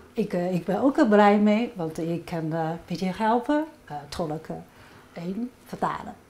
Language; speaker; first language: Dutch; non-native, learner; Chinese